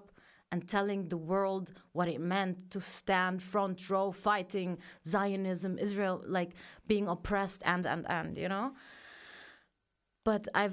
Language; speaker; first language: English; non-native, fluent; German